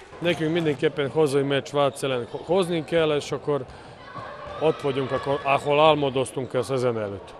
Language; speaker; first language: Hungarian; non-native, learner; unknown